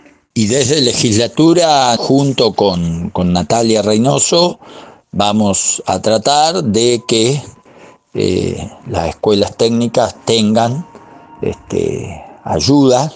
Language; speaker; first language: Spanish; native; Spanish